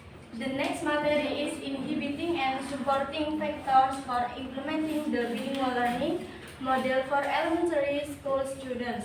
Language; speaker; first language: English; non-native, learner; Indonesian